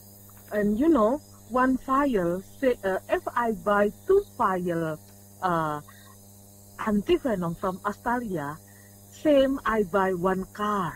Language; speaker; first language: English; non-native, learner; Indonesian